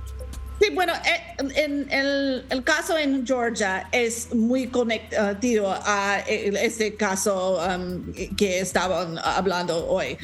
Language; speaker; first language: Spanish; non-native, learner; English